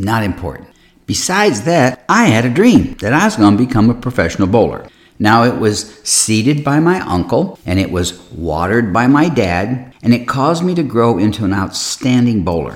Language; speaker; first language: English; native; English